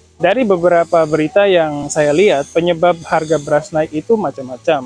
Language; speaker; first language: Indonesian; native; Indonesian